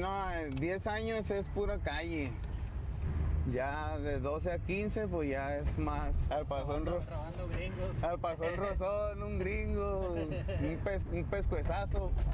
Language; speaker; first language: Spanish; native; Spanish